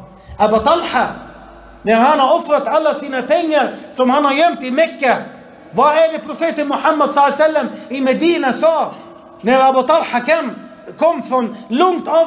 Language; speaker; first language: Swedish; early bilingual, other home language; Arabic